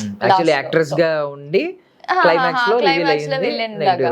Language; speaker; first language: Telugu; native; Telugu